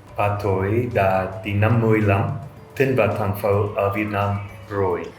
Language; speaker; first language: Vietnamese; non-native, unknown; English